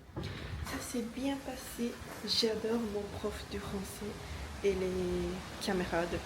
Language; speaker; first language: French; non-native, learner; Japanese